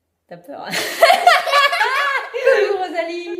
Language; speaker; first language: French; native; French